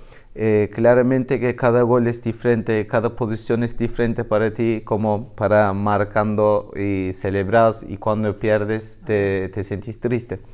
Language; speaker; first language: Spanish; non-native, learner; Turkish